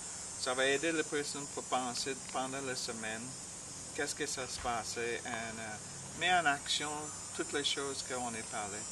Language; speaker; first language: French; non-native, learner; English